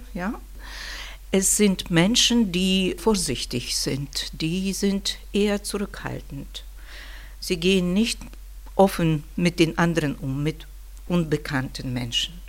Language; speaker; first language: German; non-native, fluent; Russian